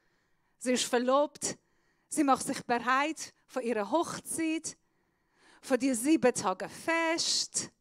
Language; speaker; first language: German; non-native, fluent; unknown